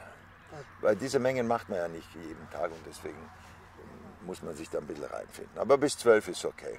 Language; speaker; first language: German; native; German